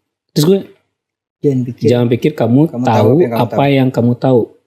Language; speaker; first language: Indonesian; native; Indonesian